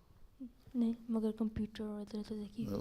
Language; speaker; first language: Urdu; early bilingual, heritage; Urdu